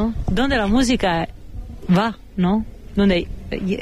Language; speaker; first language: Spanish; non-native, fluent; Italian